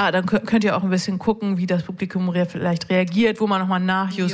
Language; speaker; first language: German; native; German